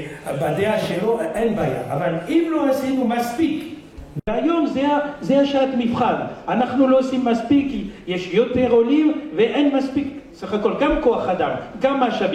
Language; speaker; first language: Hebrew; non-native, fluent; French